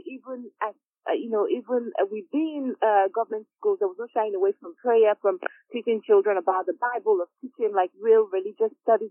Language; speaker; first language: English; non-native, local second language; Igbo